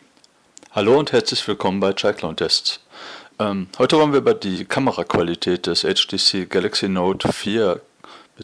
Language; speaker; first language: German; native; German